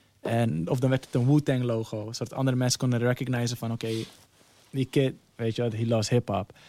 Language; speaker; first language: Dutch; early bilingual, other home language; Somali